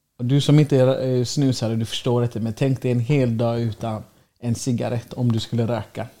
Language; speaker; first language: Swedish; early bilingual, other home language; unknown